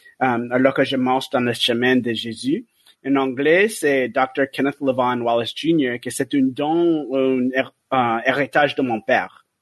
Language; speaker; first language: French; non-native, learner; English